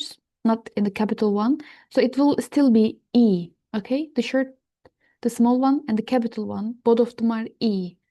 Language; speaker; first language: English; non-native, fluent; Turkish